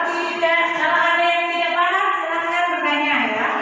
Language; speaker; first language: Indonesian; native; Indonesian